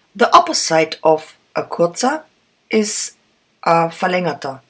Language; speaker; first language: English; non-native, fluent; German